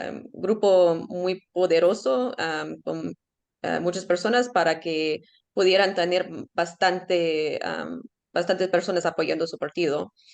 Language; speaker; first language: Spanish; early bilingual, heritage; Spanish